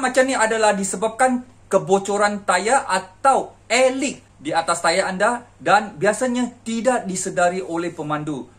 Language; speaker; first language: Malay; native; Malay